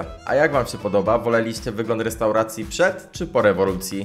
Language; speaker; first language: Polish; native; Polish